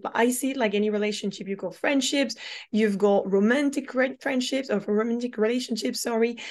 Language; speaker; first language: English; non-native, fluent; French